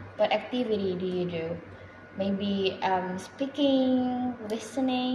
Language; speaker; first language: English; non-native, fluent; Indonesian